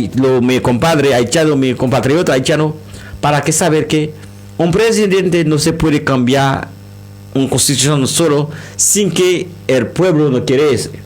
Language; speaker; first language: Spanish; non-native, learner; Haitian Creole